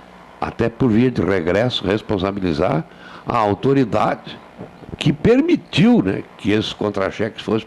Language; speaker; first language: Portuguese; native; Portuguese